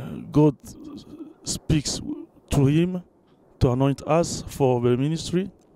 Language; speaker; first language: English; non-native, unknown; French